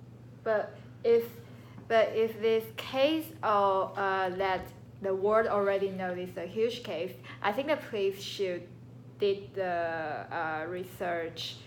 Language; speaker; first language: English; non-native, learner; Chinese